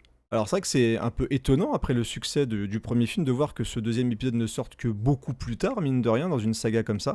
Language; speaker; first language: French; native; French